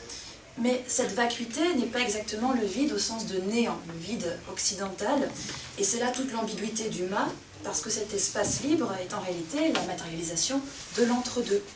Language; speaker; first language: French; native; French